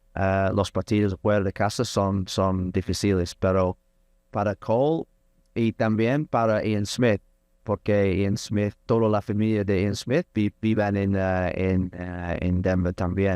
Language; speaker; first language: Spanish; non-native, learner; English